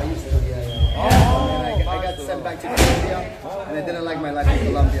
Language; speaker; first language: English; non-native, fluent; Spanish